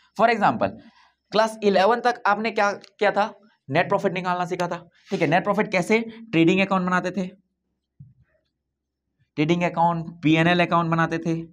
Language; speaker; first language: Hindi; native; Hindi